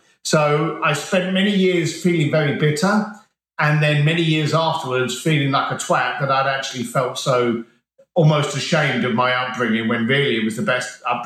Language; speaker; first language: English; native; English